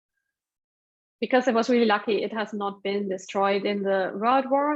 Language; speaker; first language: English; non-native, fluent; German